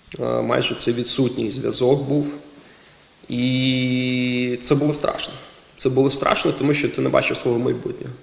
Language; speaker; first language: Ukrainian; non-native, local second language; Russian